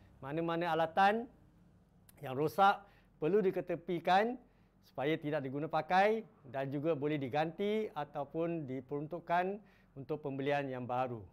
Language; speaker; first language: Malay; non-native, local second language; Chinese